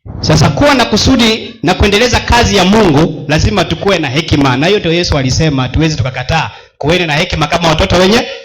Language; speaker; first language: Swahili; non-native, local second language; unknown